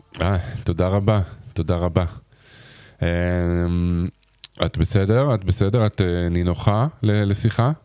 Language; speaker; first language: Hebrew; native; Hebrew